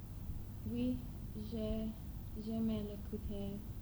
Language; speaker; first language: French; non-native, learner; English